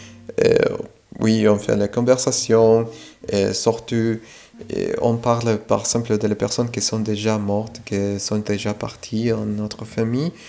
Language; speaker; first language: French; non-native, fluent; Spanish